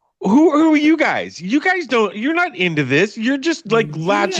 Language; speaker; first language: English; native; English